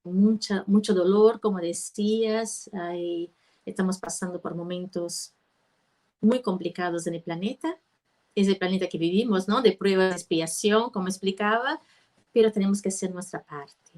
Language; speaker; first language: Spanish; non-native, fluent; Portuguese